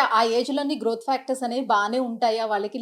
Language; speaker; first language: Telugu; native; Telugu